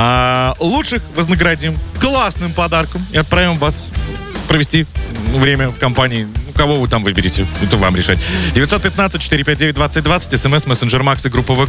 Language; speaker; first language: Russian; native; Russian